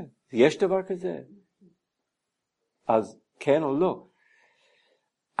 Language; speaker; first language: Hebrew; non-native, fluent; English